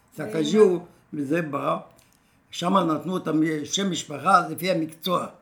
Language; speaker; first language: Hebrew; non-native, fluent; Romanian